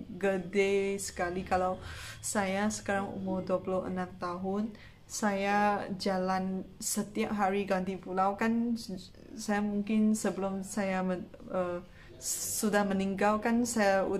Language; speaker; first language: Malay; non-native, local second language; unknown